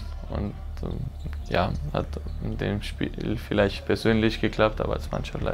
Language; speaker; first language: German; non-native, fluent; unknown